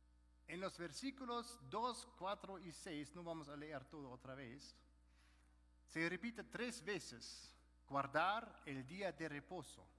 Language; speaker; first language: Spanish; non-native, fluent; German